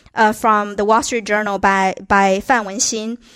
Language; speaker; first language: English; non-native, fluent; Chinese